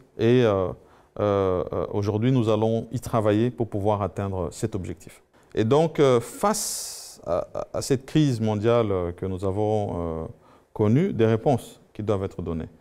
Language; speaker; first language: French; non-native, local second language; Swahili